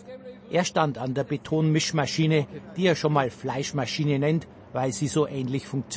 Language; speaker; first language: German; native; German